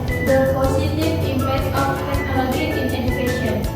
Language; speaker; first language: English; non-native, local second language; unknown